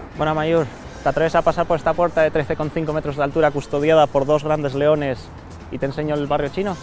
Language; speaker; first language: Spanish; native; Spanish